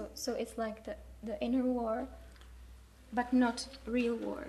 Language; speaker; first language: English; non-native, fluent; Czech